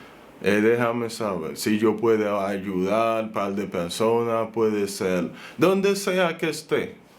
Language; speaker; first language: Spanish; non-native, fluent; Haitian Creole